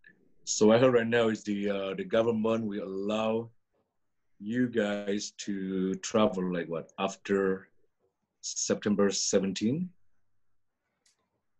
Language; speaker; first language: English; non-native, fluent; Indonesian